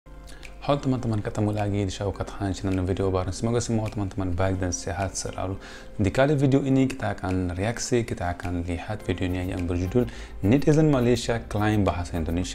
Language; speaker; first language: Indonesian; non-native, fluent; Urdu